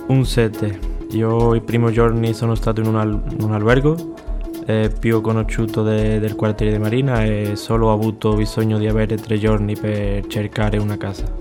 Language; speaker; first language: Italian; non-native, learner; Spanish